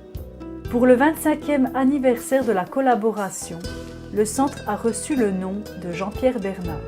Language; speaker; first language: French; native; French